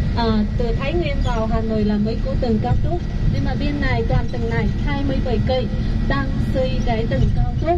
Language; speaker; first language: Vietnamese; non-native, fluent; Chinese